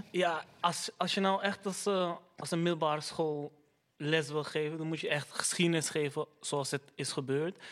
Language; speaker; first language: Dutch; early bilingual, other home language; Arabic